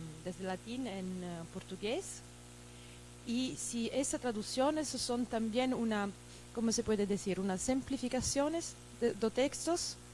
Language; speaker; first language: Spanish; non-native, fluent; Italian